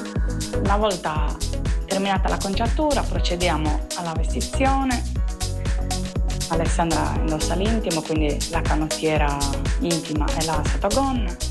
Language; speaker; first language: Italian; native; Italian